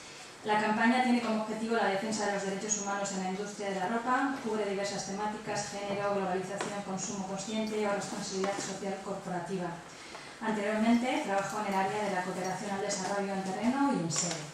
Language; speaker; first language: Spanish; non-native, local second language; Basque